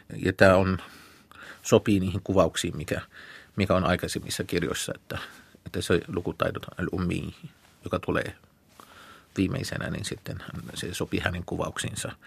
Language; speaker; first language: Finnish; non-native, fluent; Arabic